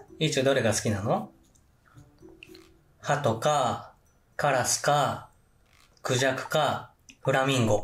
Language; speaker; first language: Japanese; native; Japanese